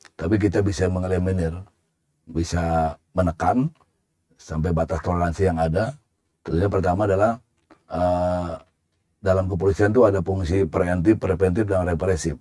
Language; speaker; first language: Indonesian; native; Indonesian